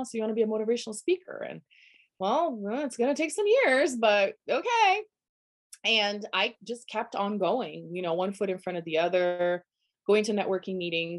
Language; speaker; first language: English; non-native, fluent; Portuguese